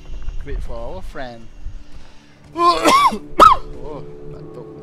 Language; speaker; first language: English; non-native, local second language; Malay